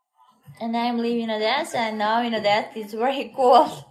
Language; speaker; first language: English; non-native, learner; Russian